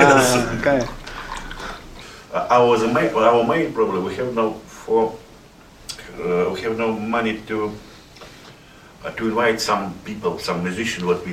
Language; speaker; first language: English; non-native, learner; Russian